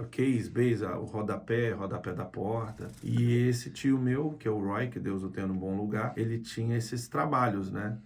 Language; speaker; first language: Portuguese; native; Portuguese